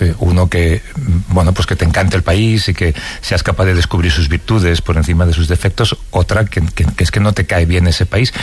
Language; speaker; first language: Spanish; native; Spanish